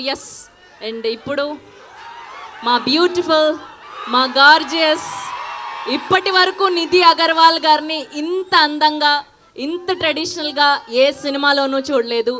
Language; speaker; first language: Telugu; native; Telugu